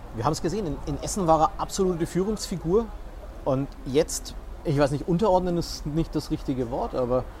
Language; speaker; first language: German; non-native, fluent; Spanish